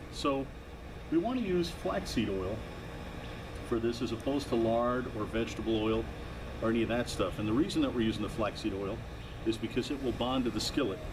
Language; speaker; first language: English; native; English